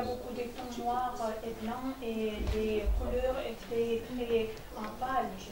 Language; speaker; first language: French; non-native, learner; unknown